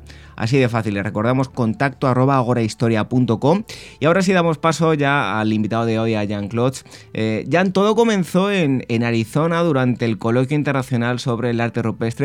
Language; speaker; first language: Spanish; native; Spanish